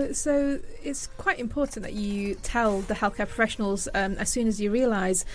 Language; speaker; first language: English; early bilingual, other home language; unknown